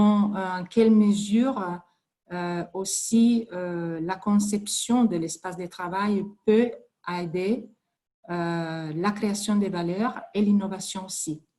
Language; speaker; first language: French; non-native, fluent; Italian